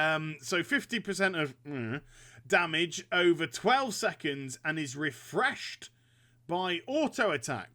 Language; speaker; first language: English; native; English